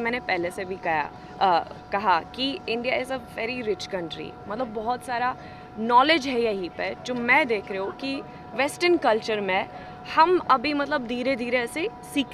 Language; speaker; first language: Hindi; non-native, fluent; Swedish